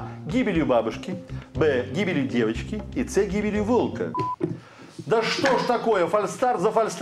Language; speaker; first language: Russian; native; Russian